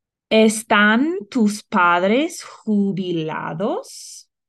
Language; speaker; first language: Spanish; non-native, fluent; English